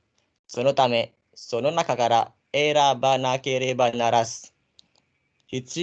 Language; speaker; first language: Japanese; non-native, learner; Indonesian